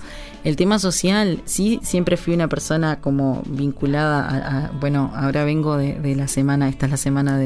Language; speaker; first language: Spanish; native; Spanish